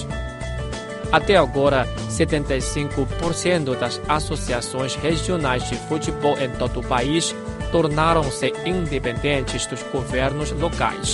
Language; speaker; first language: Portuguese; non-native, fluent; Chinese